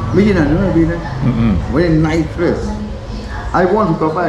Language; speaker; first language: English; non-native, learner; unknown